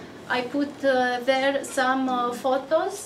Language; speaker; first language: English; non-native, fluent; Romanian